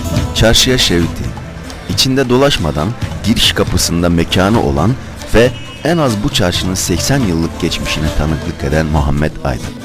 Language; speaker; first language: Turkish; native; Turkish